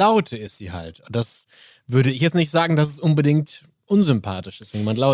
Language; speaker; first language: German; native; German